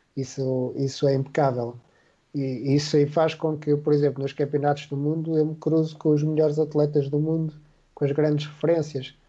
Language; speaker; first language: Portuguese; native; Portuguese